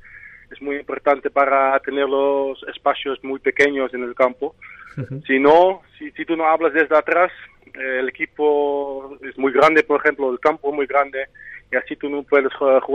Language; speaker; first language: Spanish; non-native, fluent; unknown